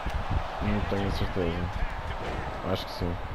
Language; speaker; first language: Portuguese; native; Portuguese